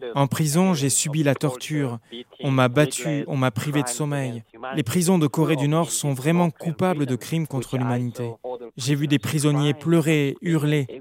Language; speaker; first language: French; non-native, fluent; Korean